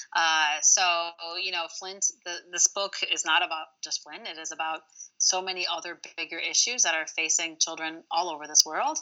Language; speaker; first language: English; early bilingual, other home language; Arabic